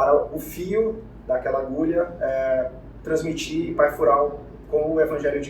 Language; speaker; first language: Portuguese; native; Portuguese